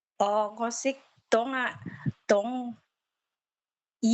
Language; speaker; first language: Chinese; non-native, learner; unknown